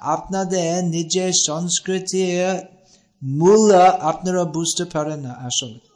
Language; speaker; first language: Bangla; non-native, fluent; English